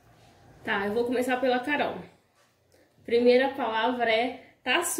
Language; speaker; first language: Portuguese; native; Portuguese